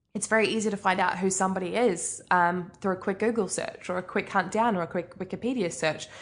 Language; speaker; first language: English; native; English